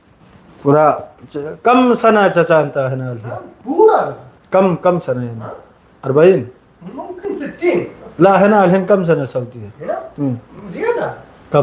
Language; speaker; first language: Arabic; non-native, learner; Manipuri